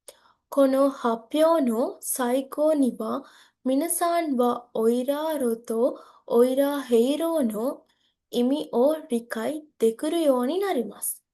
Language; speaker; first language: Japanese; non-native, learner; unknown